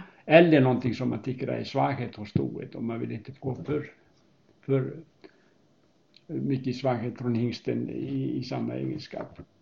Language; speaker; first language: Swedish; non-native, fluent; Icelandic